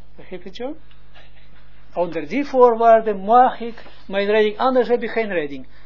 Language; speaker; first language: Dutch; non-native, fluent; Hebrew